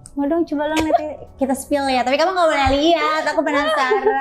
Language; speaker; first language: Indonesian; native; Indonesian